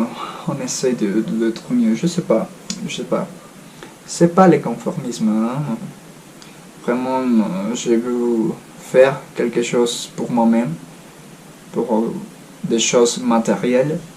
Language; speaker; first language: French; non-native, fluent; Spanish